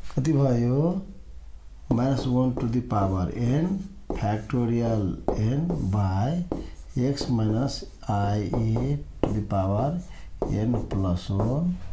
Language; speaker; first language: Nepali; non-native, local second language; Maithili